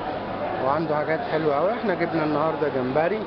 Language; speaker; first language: Arabic; native; Arabic